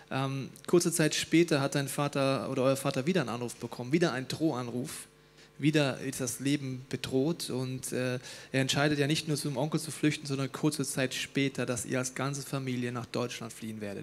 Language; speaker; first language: German; native; German